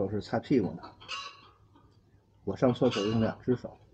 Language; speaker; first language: Chinese; native; Chinese